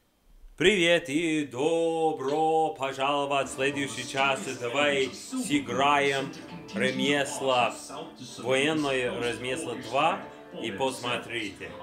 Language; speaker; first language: Russian; non-native, learner; English